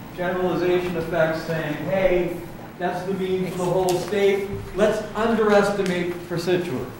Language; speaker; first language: English; native; English